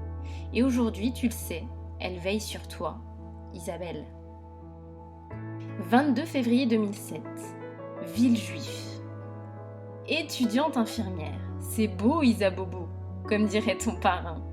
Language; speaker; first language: French; native; French